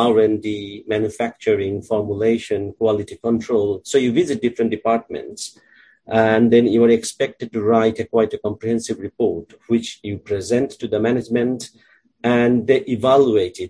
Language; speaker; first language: English; non-native, local second language; Bangla